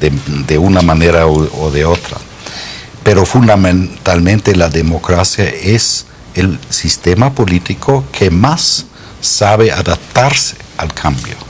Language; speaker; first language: Spanish; non-native, fluent; German